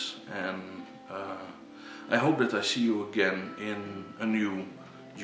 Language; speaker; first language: English; non-native, learner; Dutch